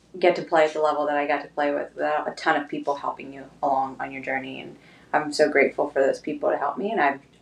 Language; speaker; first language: English; native; English